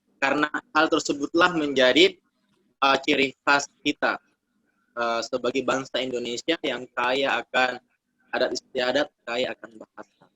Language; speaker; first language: Indonesian; native; Indonesian